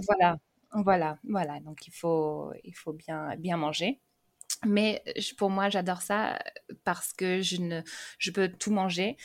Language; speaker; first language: French; early bilingual, other home language; English